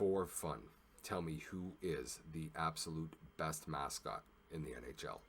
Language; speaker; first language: English; native; English